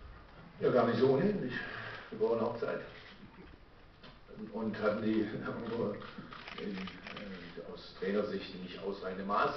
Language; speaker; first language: German; native; German